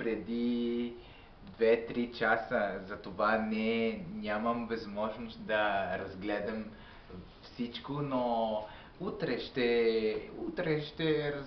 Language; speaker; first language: Bulgarian; non-native, learner; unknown